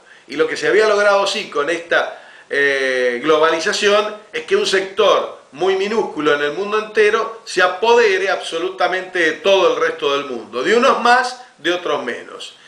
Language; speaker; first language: Spanish; native; Spanish